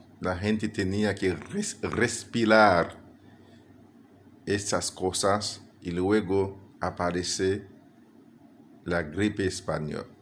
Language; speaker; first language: Spanish; non-native, fluent; Haitian Creole